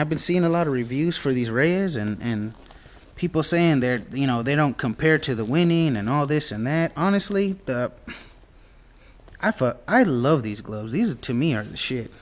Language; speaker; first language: English; native; English